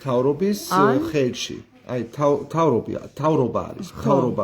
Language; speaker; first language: Georgian; non-native, learner; German